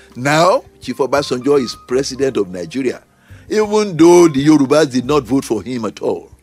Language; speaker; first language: English; non-native, local second language; Yoruba